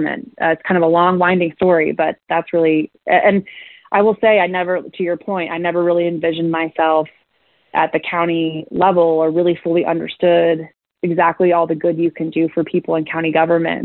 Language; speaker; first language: English; native; English